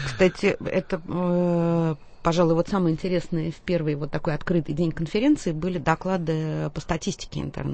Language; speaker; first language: Russian; native; Russian